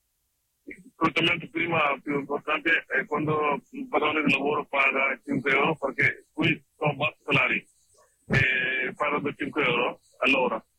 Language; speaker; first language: Italian; non-native, learner; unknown